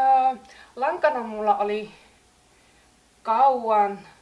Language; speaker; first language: Finnish; native; Finnish